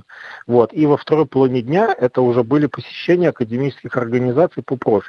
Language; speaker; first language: Russian; native; Russian